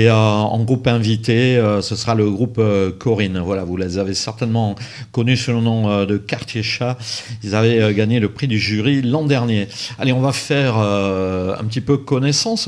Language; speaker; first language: French; native; French